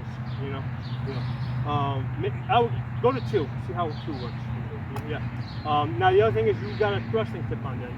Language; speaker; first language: English; native; English